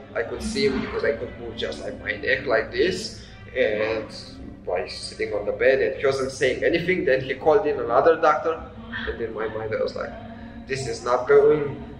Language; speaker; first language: English; non-native, fluent; Romanian